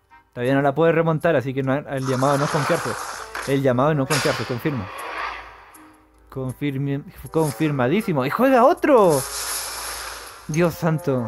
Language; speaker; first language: Spanish; native; Spanish